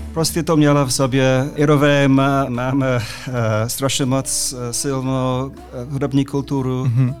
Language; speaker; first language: Czech; non-native, fluent; English